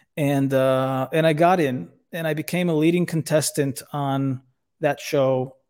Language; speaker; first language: English; native; English